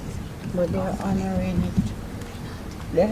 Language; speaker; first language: English; native; English